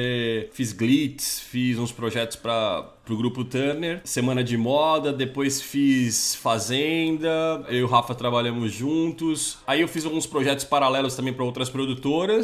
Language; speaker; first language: Portuguese; native; Portuguese